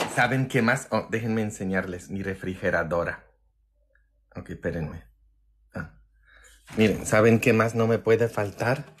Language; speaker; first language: Spanish; non-native, fluent; Polish